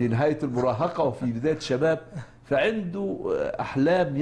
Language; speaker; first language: Arabic; native; Arabic